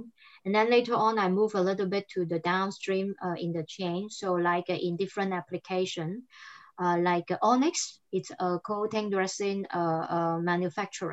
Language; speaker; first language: English; non-native, fluent; Cantonese